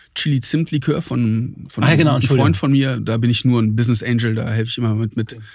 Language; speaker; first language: German; native; German